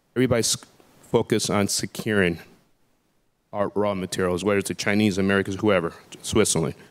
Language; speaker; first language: English; early bilingual, other home language; Akan